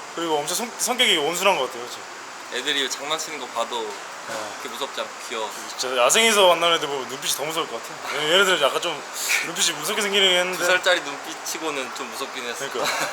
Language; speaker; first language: Korean; native; Korean